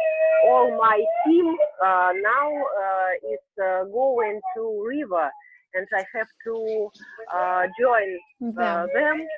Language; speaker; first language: English; non-native, learner; Russian